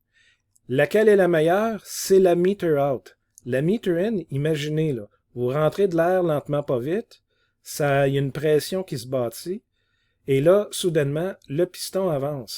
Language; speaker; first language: French; native; French